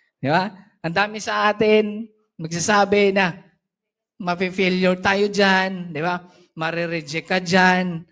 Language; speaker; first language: Filipino; non-native, local second language; Cebuano